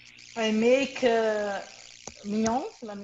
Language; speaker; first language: English; non-native, learner; Portuguese